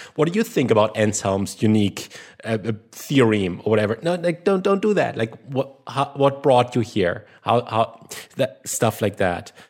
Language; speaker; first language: English; non-native, fluent; German